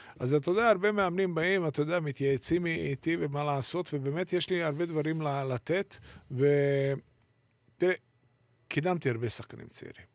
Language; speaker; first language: Hebrew; non-native, local second language; Arabic